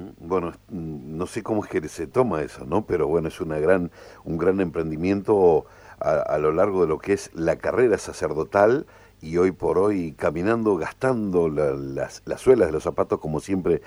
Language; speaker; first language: Spanish; native; Spanish